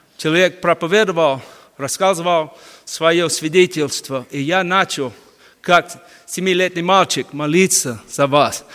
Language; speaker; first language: Russian; non-native, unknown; English